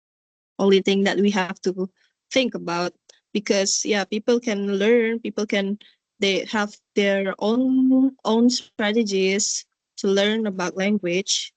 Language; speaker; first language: English; non-native, learner; Indonesian